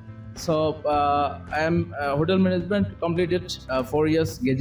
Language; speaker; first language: English; non-native, local second language; Bangla